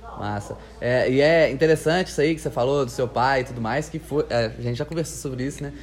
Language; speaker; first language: Portuguese; native; Portuguese